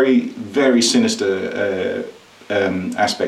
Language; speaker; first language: English; native; English